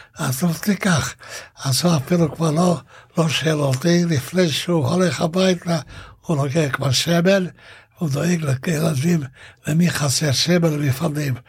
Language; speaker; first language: Hebrew; non-native, fluent; Hungarian